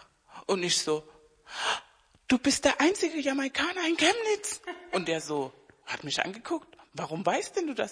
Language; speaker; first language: German; non-native, fluent; Spanish